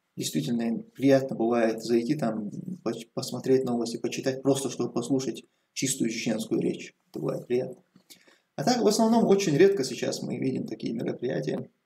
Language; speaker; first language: Russian; non-native, local second language; Chechen